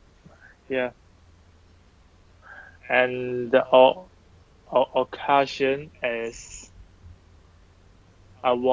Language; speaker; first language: English; non-native, learner; Chinese